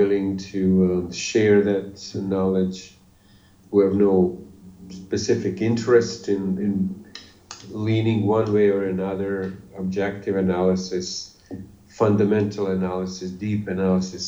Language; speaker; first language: English; non-native, fluent; Bosnian